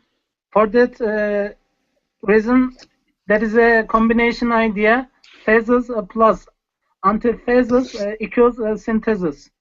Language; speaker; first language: English; non-native, fluent; Turkish